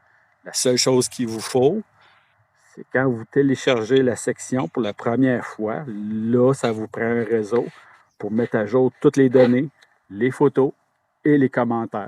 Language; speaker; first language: French; native; French